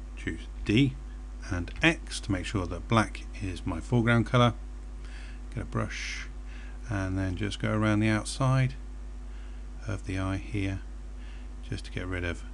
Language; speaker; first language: English; native; English